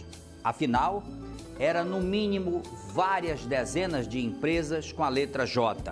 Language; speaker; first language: Portuguese; native; Portuguese